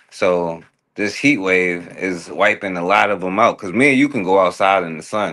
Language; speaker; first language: English; native; English